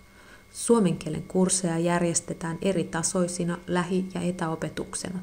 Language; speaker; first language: Finnish; native; Finnish